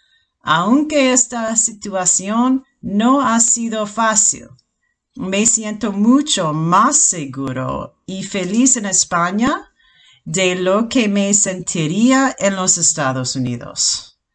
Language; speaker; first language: Spanish; non-native, fluent; English